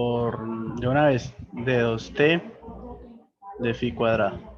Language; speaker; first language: Spanish; native; Spanish